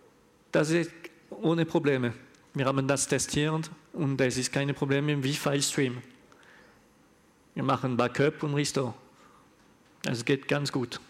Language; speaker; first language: German; non-native, learner; French